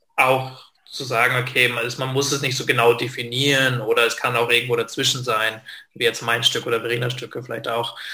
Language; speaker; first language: German; native; German